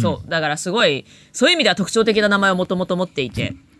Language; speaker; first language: Japanese; native; Japanese